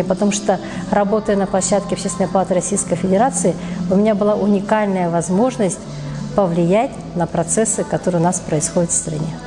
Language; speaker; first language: Russian; native; Russian